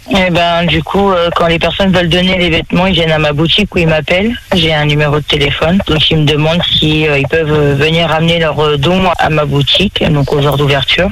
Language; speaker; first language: French; native; French